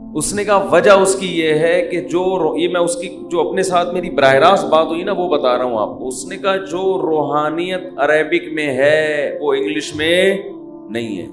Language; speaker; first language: Urdu; native; Urdu